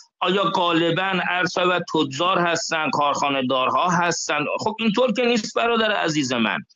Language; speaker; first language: Persian; native; Persian